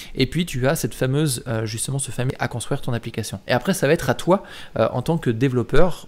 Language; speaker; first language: French; native; French